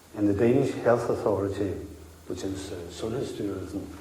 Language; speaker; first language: English; non-native, fluent; Danish